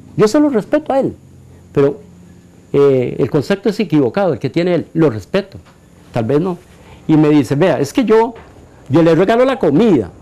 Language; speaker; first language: Spanish; native; Spanish